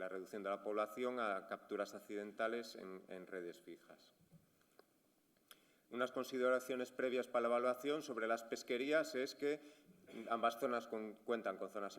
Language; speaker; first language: Spanish; native; Spanish